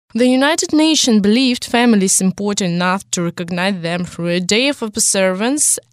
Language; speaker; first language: English; non-native, fluent; Russian